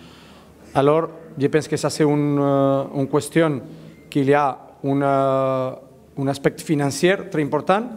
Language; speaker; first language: French; non-native, learner; Spanish